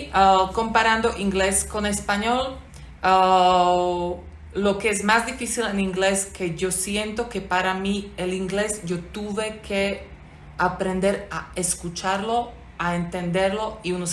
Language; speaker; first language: Spanish; non-native, fluent; Slovak